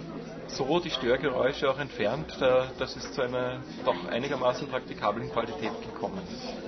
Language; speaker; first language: German; native; German